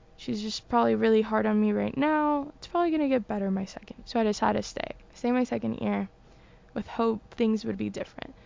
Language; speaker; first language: English; early bilingual, other home language; Spanish